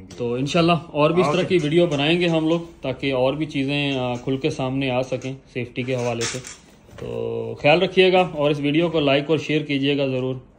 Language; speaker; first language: Hindi; native; Hindi